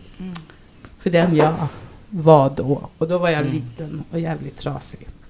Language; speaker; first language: Swedish; early bilingual, other home language; Spanish